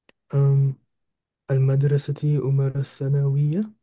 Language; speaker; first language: Arabic; non-native, learner; French